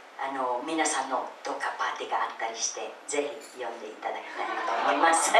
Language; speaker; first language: Japanese; non-native, fluent; Filipino